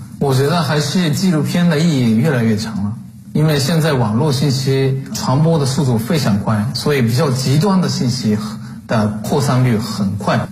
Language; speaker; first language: Chinese; non-native, fluent; Japanese